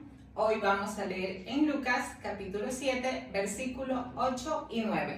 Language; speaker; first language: Spanish; native; Spanish